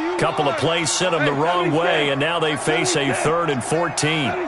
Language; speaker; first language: English; native; English